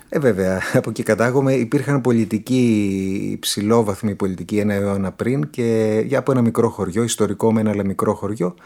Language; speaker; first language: Greek; native; Greek